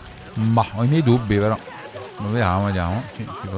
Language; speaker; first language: Italian; native; Italian